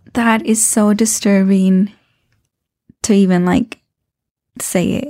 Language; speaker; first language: English; early bilingual, other home language; Spanish